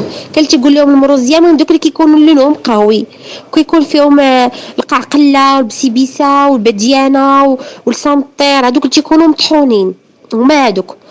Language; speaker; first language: Arabic; native; Arabic